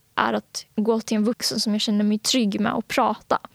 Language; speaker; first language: Swedish; early bilingual, other home language; Bangla